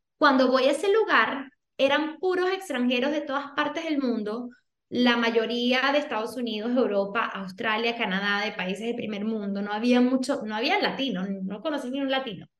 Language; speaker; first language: Spanish; early bilingual, other home language; Portuguese